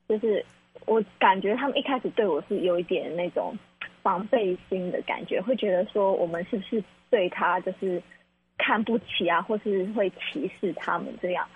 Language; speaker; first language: Chinese; native; Chinese